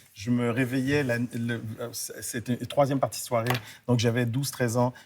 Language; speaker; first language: French; early bilingual, other home language; Haitian Creole